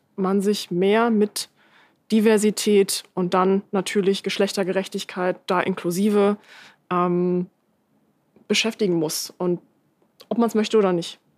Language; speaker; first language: German; native; German